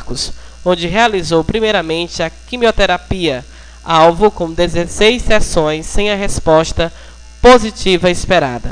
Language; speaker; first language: Portuguese; native; Portuguese